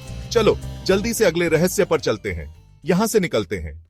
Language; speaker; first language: Hindi; native; Hindi